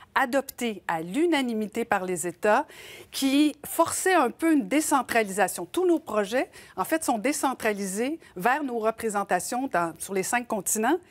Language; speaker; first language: French; native; French